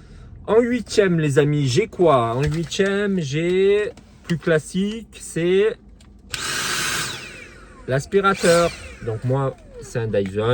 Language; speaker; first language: French; native; French